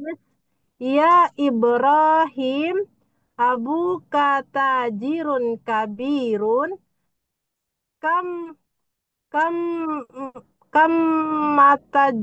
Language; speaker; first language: Arabic; non-native, learner; Indonesian